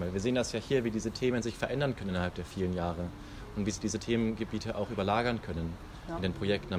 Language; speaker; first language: German; native; German